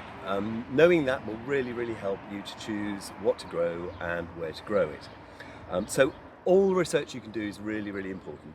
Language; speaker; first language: English; native; English